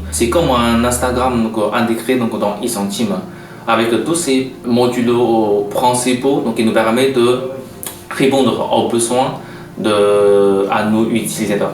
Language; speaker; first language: French; non-native, fluent; Chinese